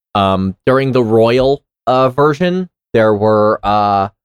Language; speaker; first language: English; native; English